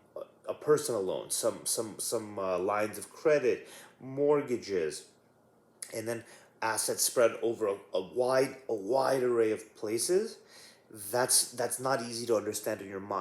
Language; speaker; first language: English; native; English